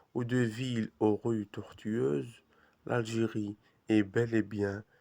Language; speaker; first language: French; non-native, local second language; Arabic